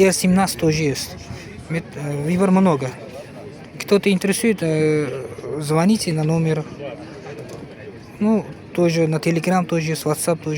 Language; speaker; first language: Russian; non-native, learner; Uzbek